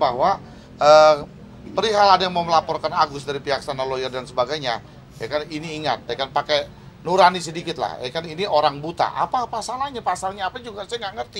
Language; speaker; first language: Indonesian; native; Indonesian